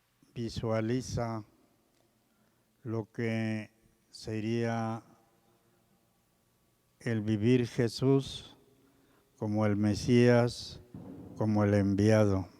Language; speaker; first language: Spanish; native; Spanish